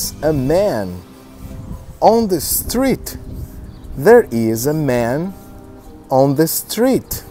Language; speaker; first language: English; non-native, fluent; Portuguese